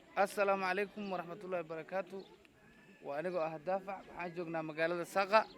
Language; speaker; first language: Somali; native; Somali